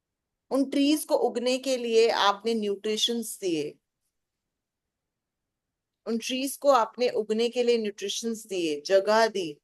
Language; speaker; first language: Hindi; native; Hindi